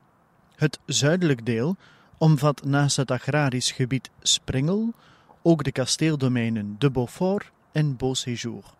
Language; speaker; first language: Dutch; native; Dutch